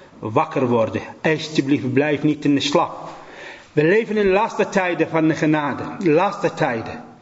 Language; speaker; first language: Dutch; non-native, fluent; Assyrian Neo-Aramaic